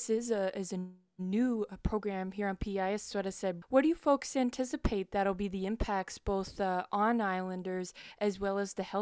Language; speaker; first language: English; native; English